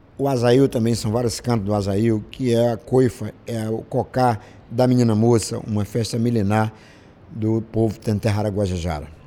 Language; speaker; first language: Portuguese; non-native, local second language; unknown